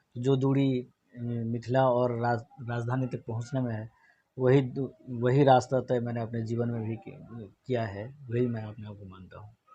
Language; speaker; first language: Hindi; non-native, local second language; Maithili